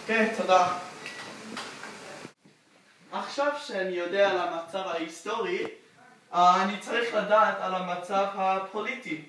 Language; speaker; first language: Hebrew; non-native, learner; English